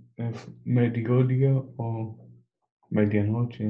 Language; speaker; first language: Spanish; non-native, learner; English